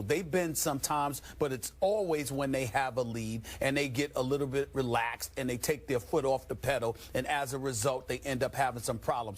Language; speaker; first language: English; native; English